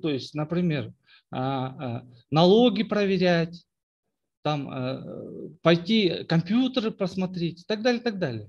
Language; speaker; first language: Russian; non-native, local second language; Kyrgyz